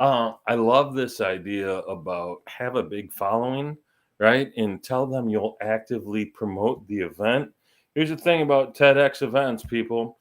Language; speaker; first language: English; native; English